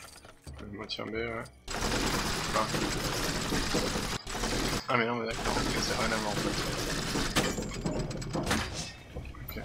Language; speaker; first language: French; native; French